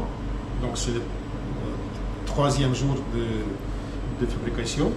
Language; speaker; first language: French; non-native, learner; Russian